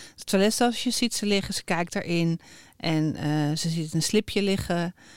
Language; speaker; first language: Dutch; native; Dutch